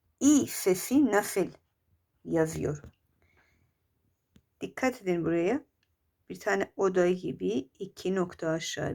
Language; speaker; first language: Turkish; non-native, fluent; Persian